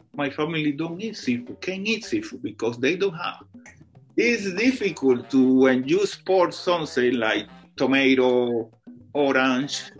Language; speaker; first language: English; non-native, fluent; Spanish